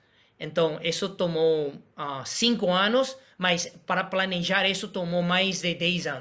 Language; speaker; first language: Portuguese; non-native, fluent; Spanish